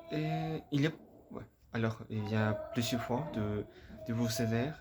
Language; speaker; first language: French; non-native, learner; Spanish